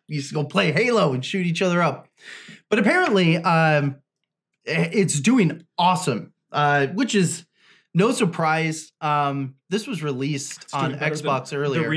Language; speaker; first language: English; native; English